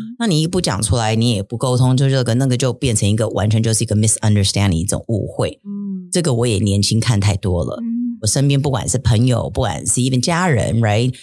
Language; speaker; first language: Chinese; early bilingual, heritage; Chinese